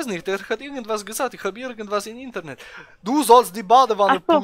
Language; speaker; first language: German; native; German